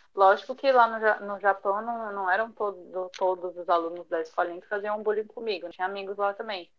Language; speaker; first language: Portuguese; early bilingual, other home language; Japanese